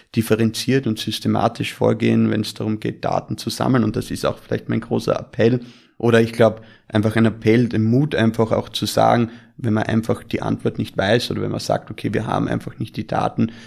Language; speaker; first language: German; native; German